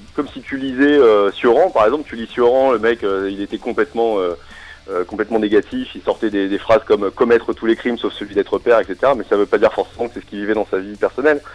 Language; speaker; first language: French; native; French